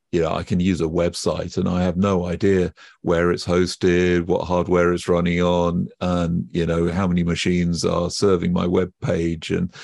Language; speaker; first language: English; native; English